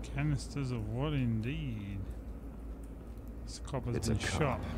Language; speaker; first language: English; native; English